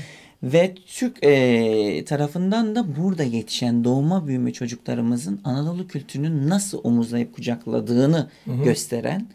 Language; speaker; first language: Turkish; native; Turkish